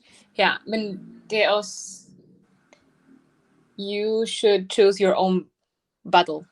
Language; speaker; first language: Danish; non-native, learner; Spanish